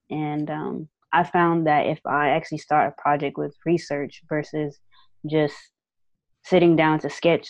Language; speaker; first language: English; native; English